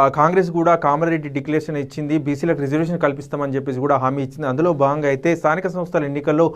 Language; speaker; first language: Telugu; native; Telugu